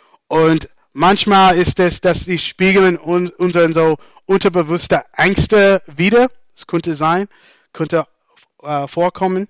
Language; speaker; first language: German; non-native, fluent; English